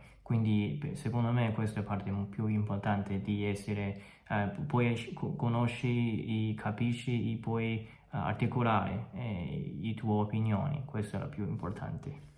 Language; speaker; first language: Italian; non-native, fluent; Chinese